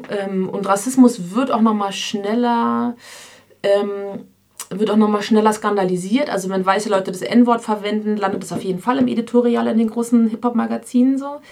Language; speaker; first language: German; native; German